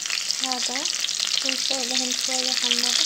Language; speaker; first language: Arabic; non-native, local second language; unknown